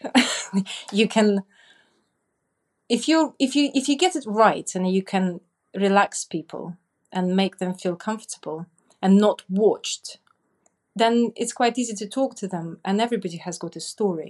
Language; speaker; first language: English; non-native, fluent; Russian